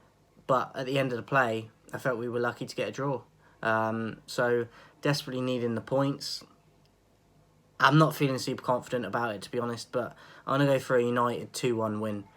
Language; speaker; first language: English; native; English